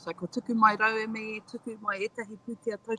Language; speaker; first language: Māori; non-native, local second language; English